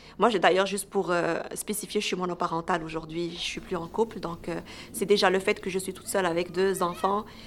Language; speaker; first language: French; non-native, local second language; Arabic